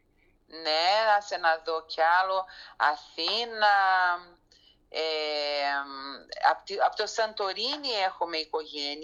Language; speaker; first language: Greek; early bilingual, heritage; Greek